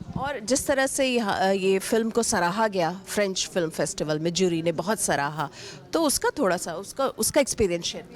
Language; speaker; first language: Hindi; native; Hindi